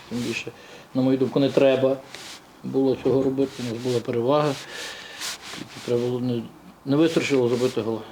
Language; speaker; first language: Ukrainian; native; Ukrainian